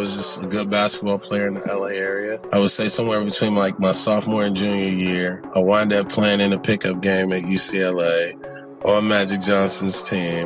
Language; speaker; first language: English; native; English